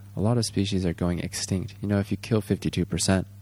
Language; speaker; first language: English; native; English